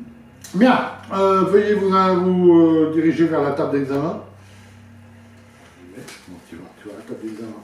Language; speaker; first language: French; native; French